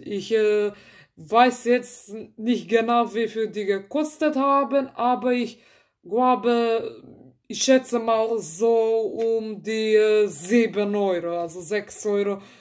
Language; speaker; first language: German; early bilingual, other home language; Macedonian